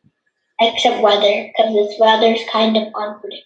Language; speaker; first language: English; native; English